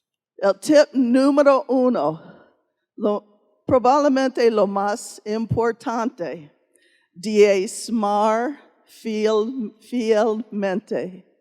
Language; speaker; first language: Spanish; non-native, fluent; English